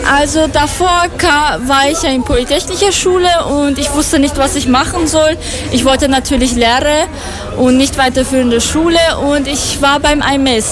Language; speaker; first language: German; non-native, fluent; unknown